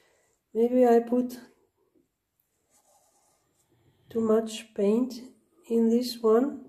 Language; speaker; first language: English; non-native, learner; Slovenian